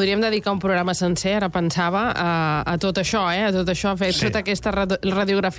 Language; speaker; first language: Catalan; native; Catalan